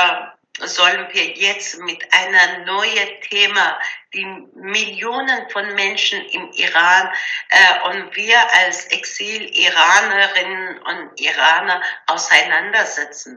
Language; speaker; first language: German; non-native, learner; Persian